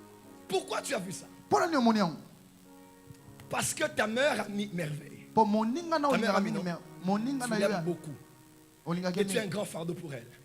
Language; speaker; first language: French; non-native, local second language; Lingala